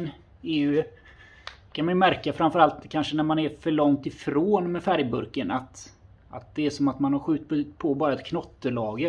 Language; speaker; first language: Swedish; native; Swedish